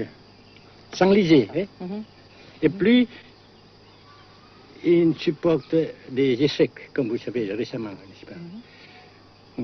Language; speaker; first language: French; non-native, local second language; Vietnamese